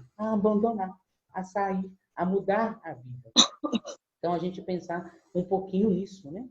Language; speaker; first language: Portuguese; native; Portuguese